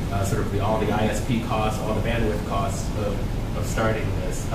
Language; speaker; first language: English; native; English